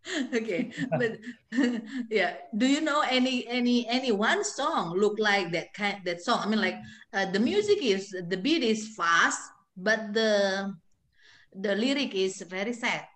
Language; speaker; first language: English; non-native, fluent; Indonesian